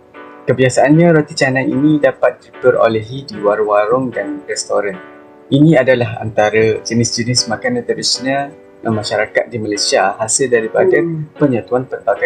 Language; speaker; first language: Malay; native; Malay